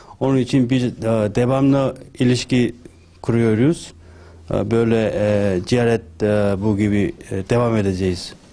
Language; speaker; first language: Turkish; non-native, learner; Korean